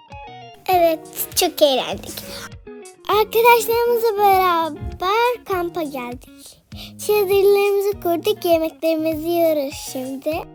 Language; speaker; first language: Turkish; early bilingual, heritage; Turkish